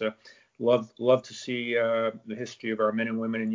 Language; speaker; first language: English; native; English